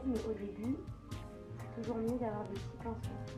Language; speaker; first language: French; native; French